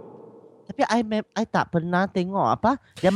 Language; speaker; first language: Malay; non-native, local second language; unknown